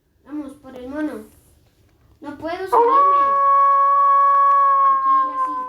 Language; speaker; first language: Spanish; native; Spanish